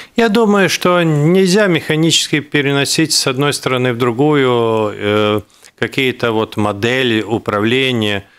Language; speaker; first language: Russian; non-native, local second language; Latvian